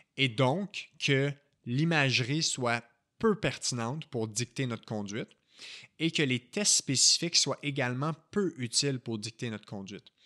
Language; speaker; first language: French; native; French